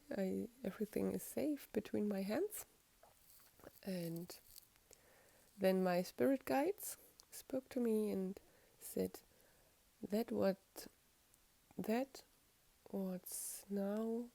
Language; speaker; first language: English; non-native, fluent; German